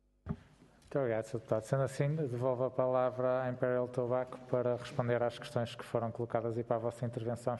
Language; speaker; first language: Portuguese; native; Portuguese